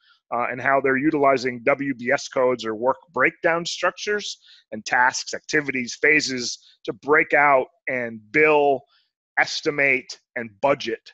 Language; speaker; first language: English; native; English